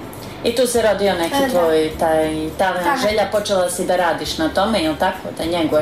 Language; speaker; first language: Croatian; native; Croatian